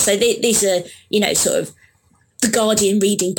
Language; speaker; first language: English; native; English